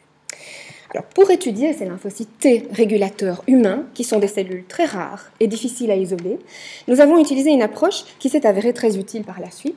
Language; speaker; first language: French; native; French